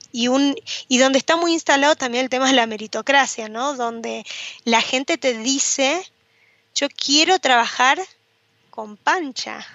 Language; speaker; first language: Spanish; native; Spanish